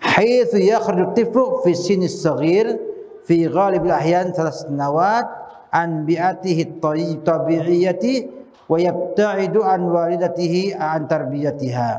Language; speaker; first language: Arabic; non-native, fluent; Indonesian